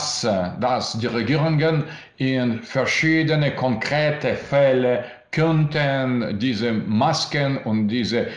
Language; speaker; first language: German; non-native, learner; Russian